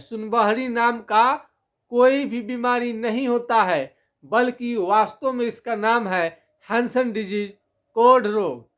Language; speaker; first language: Hindi; non-native, local second language; Bhojpuri